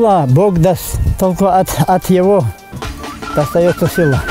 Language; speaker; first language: Russian; non-native, local second language; Avaric